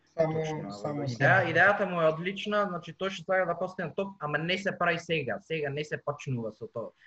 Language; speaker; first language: Macedonian; native; Macedonian